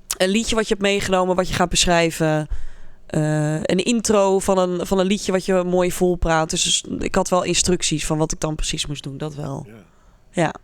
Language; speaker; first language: Dutch; native; Dutch